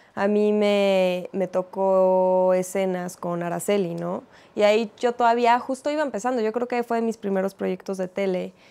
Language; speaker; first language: Spanish; native; Spanish